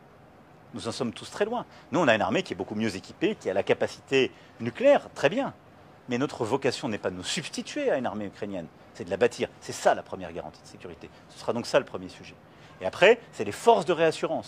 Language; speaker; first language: French; native; French